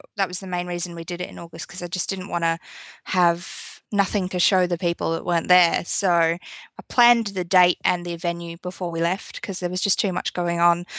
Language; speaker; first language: English; native; English